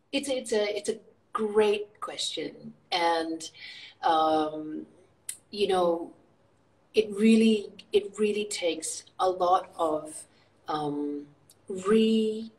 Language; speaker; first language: English; early bilingual, other home language; Indonesian